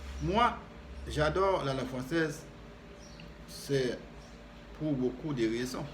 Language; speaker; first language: French; non-native, fluent; Spanish